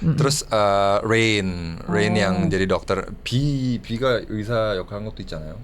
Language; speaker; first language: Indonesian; early bilingual, other home language; Korean